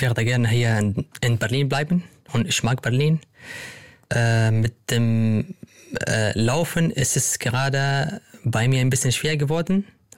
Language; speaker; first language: German; non-native, learner; Arabic